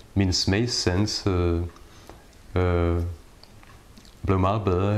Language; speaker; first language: Danish; non-native, fluent; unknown